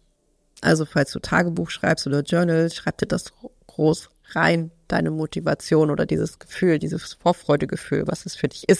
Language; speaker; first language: German; native; German